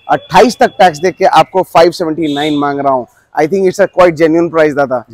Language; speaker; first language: Hindi; native; Hindi